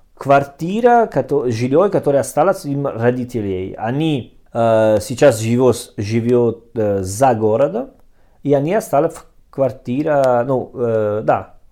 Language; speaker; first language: Russian; non-native, learner; Italian